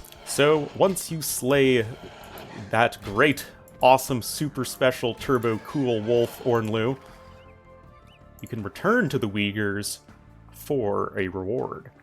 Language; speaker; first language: English; native; English